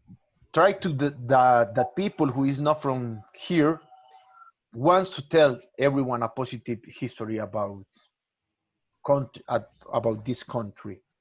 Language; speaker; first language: English; non-native, learner; Spanish